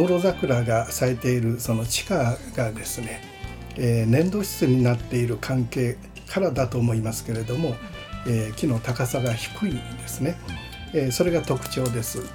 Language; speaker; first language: Japanese; native; Japanese